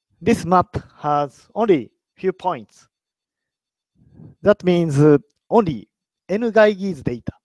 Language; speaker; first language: English; non-native, learner; Japanese